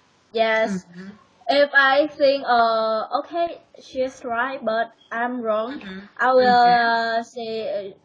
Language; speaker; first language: English; non-native, learner; Vietnamese